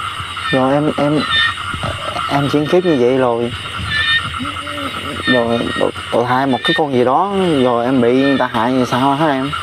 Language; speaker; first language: Vietnamese; native; Vietnamese